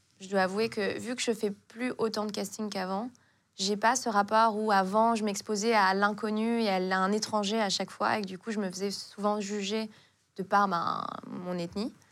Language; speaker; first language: French; non-native, local second language; Arabic